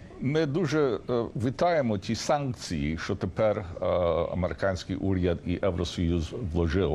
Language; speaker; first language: Ukrainian; early bilingual, heritage; Ukrainian